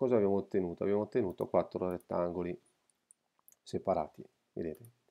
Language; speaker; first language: Italian; native; Italian